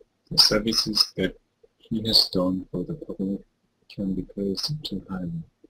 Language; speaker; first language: English; non-native, learner; Korean